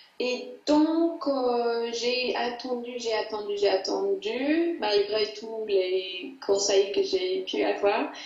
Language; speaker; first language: French; non-native, fluent; English